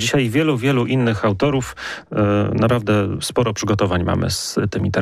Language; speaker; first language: Polish; native; Polish